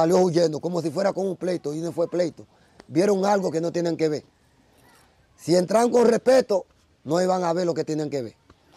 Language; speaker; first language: Spanish; non-native, local second language; Haitian Creole